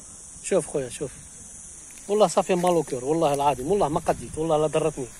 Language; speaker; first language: Arabic; native; Arabic